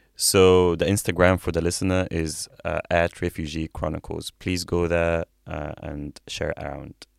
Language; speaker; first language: English; non-native, fluent; Arabic